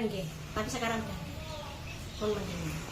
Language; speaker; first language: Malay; non-native, local second language; Javanese